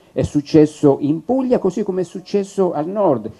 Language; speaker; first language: Italian; native; Italian